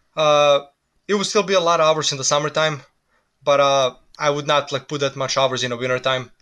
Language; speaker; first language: English; non-native, fluent; Serbian